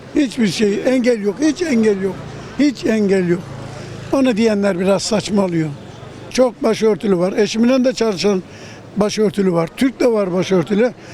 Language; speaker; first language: Turkish; native; Turkish